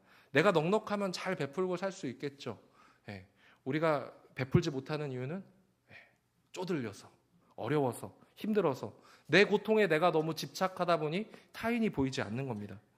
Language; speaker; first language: Korean; native; Korean